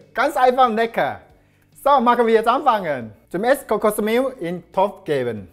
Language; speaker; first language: German; non-native, learner; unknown